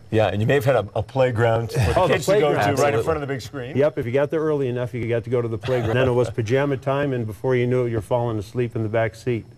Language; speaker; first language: English; native; English